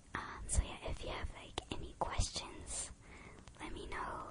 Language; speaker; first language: English; early bilingual, other home language; Japanese